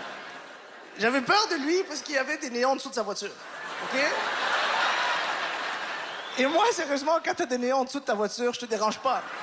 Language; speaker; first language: French; native; French